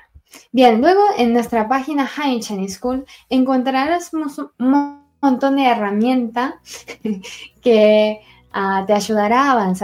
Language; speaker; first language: Spanish; non-native, fluent; Chinese